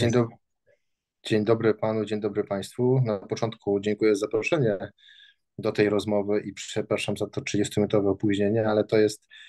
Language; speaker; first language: Polish; native; Polish